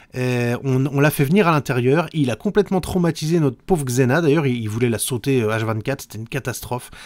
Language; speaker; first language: French; native; French